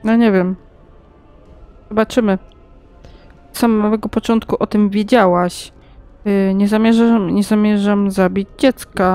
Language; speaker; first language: Polish; native; Polish